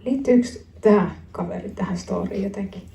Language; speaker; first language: Finnish; native; Finnish